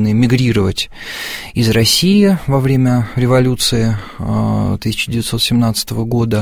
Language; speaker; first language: Russian; native; Russian